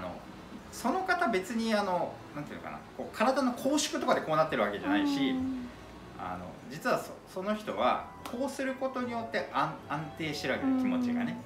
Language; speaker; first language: Japanese; native; Japanese